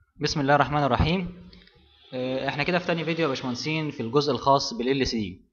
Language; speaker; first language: Arabic; native; Arabic